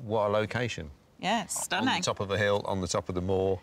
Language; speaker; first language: English; native; English